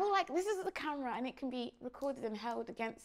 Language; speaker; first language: English; native; English